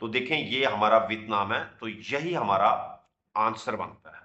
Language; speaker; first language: Urdu; non-native, local second language; Punjabi